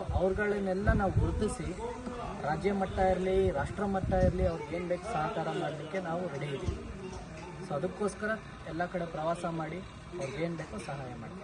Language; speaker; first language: Kannada; non-native, local second language; Lambadi